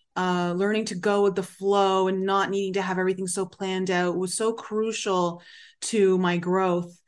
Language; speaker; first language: English; native; English